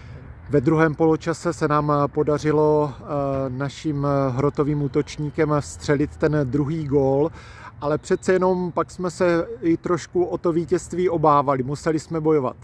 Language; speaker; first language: Czech; native; Czech